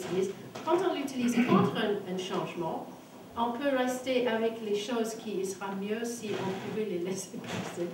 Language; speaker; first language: French; non-native, fluent; English